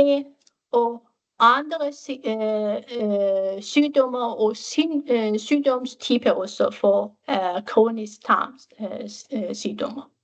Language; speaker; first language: Danish; non-native, fluent; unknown